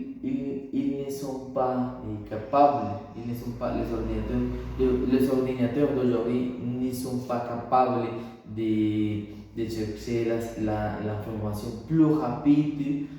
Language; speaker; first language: French; non-native, learner; Spanish